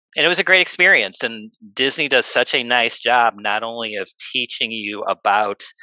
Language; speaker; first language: English; native; English